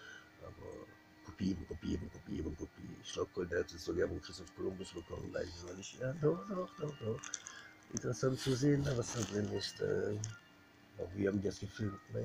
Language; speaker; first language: German; non-native, fluent; French